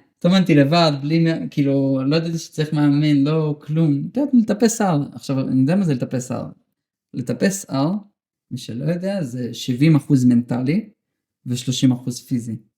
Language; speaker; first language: Hebrew; early bilingual, other home language; Russian